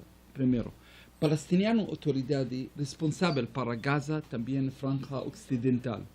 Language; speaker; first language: Spanish; non-native, learner; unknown